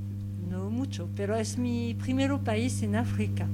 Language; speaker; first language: Spanish; non-native, learner; French